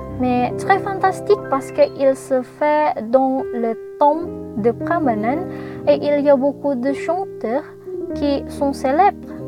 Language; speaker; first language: French; non-native, learner; Indonesian